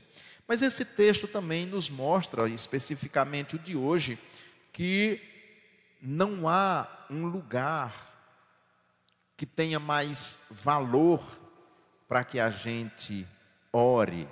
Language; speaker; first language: Portuguese; native; Portuguese